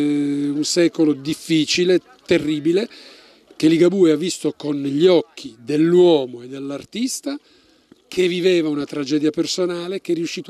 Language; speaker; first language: Italian; native; Italian